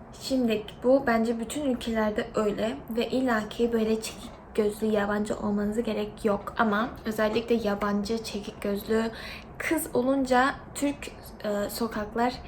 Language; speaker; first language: Turkish; non-native, fluent; Korean